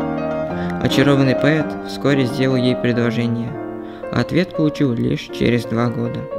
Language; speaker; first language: Russian; native; Russian